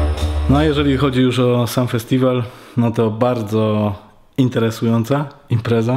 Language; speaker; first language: Polish; native; Polish